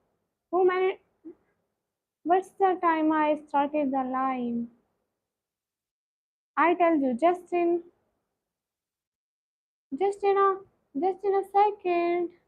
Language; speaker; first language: English; non-native, learner; Punjabi